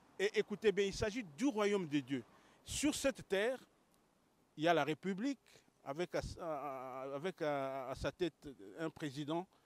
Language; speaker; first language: French; non-native, local second language; Lingala